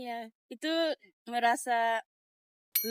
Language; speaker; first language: Indonesian; non-native, learner; Japanese